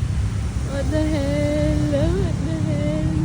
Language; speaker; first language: English; non-native, fluent; Filipino